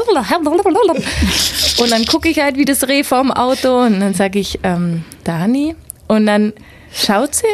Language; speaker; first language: German; native; German